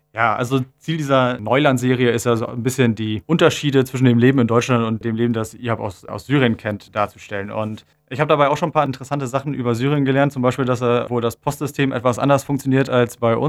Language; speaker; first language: German; native; German